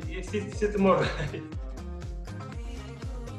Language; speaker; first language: English; non-native, learner; Russian